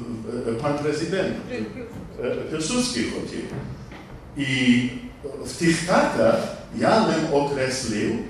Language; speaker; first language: Polish; non-native, learner; English